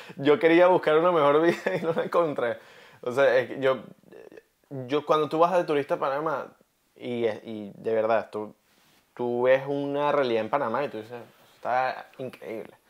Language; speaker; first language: Spanish; native; Spanish